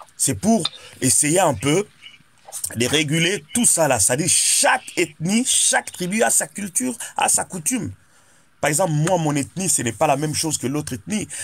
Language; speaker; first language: French; non-native, local second language; Lingala